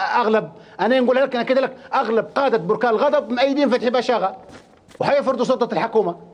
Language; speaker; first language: Arabic; native; Arabic